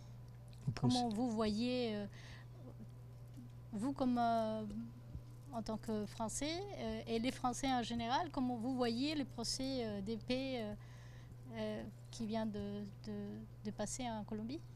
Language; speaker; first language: French; non-native, fluent; Spanish